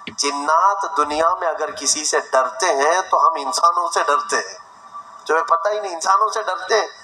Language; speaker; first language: Urdu; native; Urdu